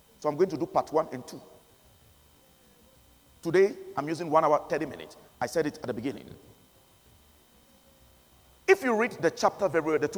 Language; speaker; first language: English; non-native, local second language; Akan